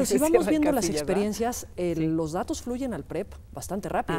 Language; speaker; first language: Spanish; native; Spanish